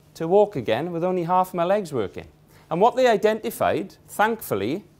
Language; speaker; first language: English; native; English